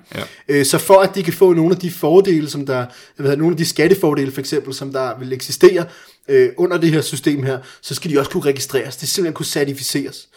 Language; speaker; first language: Danish; early bilingual, other home language; Persian